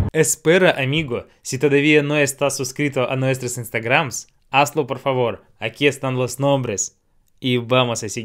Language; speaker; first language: Spanish; non-native, fluent; Russian